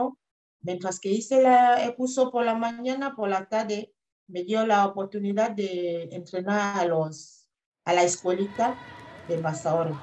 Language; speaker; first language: Spanish; non-native, fluent; French